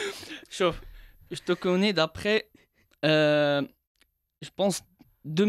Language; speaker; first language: French; non-native, local second language; Arabic